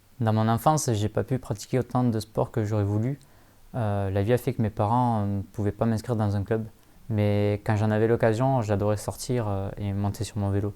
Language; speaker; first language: French; native; French